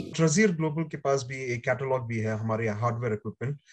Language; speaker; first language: Hindi; native; Hindi